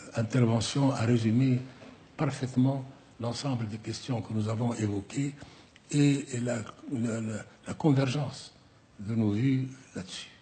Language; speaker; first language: French; non-native, local second language; Arabic